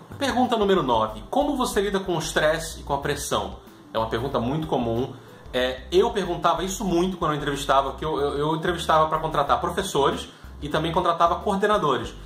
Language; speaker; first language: Portuguese; native; Portuguese